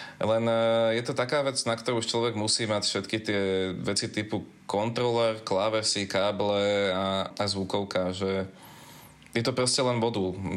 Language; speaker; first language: Slovak; native; Slovak